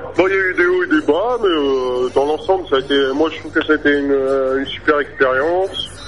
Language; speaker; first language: French; native; French